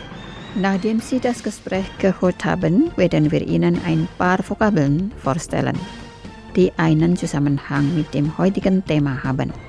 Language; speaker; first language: German; non-native, learner; Indonesian